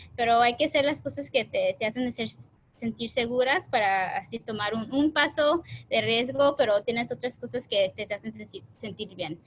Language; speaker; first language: Spanish; early bilingual, heritage; Spanish